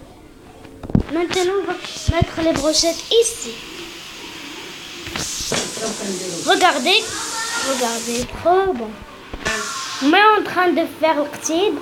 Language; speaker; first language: French; non-native, learner; Arabic